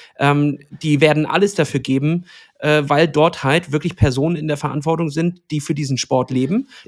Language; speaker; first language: German; native; German